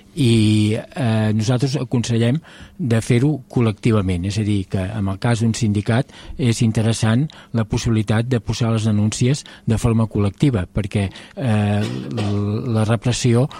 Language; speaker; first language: Catalan; native; Catalan